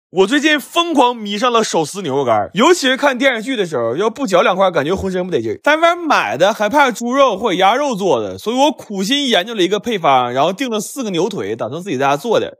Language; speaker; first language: Chinese; native; Chinese